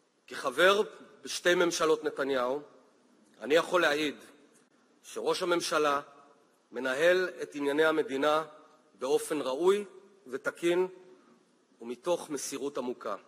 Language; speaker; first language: Hebrew; native; Hebrew